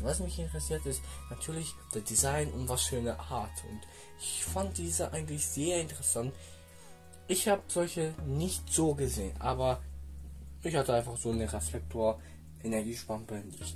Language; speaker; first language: German; non-native, fluent; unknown